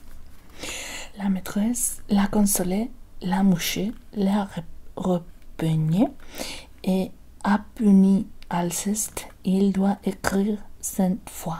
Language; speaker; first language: French; non-native, learner; Spanish